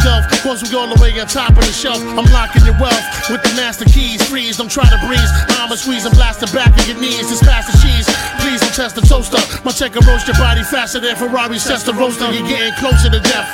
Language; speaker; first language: English; native; English